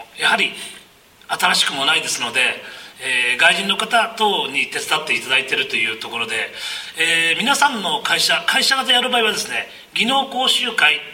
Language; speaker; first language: Japanese; native; Japanese